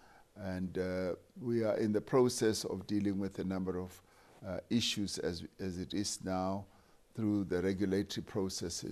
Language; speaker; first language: English; non-native, local second language; Venda